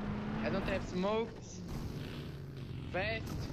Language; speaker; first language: English; non-native, learner; Portuguese